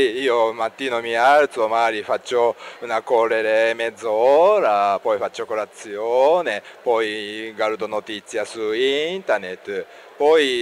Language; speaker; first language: Italian; non-native, learner; Japanese